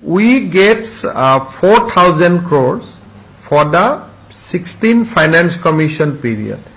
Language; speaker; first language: English; non-native, local second language; Assamese